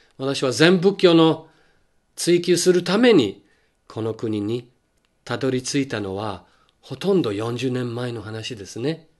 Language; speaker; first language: Japanese; non-native, fluent; English